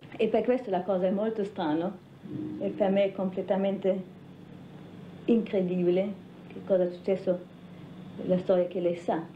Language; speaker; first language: Italian; non-native, fluent; German